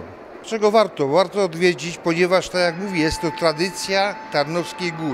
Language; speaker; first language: Polish; native; Polish